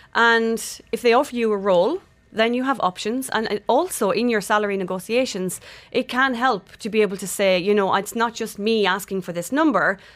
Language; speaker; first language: English; native; English